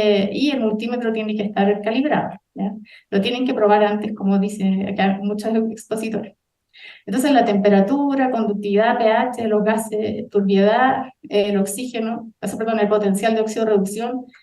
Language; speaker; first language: Spanish; native; Spanish